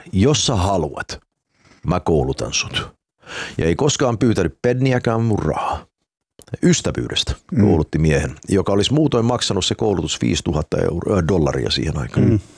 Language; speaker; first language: Finnish; early bilingual, heritage; Finnish